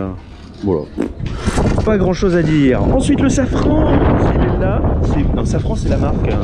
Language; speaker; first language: French; native; French